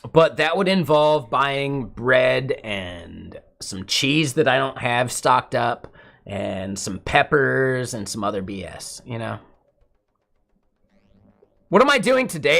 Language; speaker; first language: English; native; English